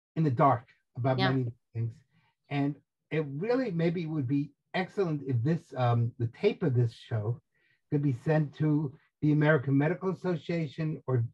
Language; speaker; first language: English; native; English